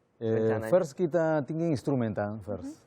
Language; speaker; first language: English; non-native, learner; Spanish